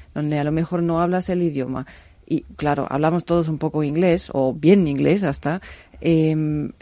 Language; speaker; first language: Spanish; non-native, fluent; German